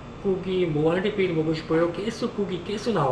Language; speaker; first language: Korean; non-native, learner; Portuguese